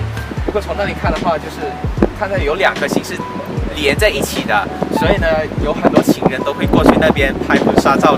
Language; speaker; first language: Chinese; native; Chinese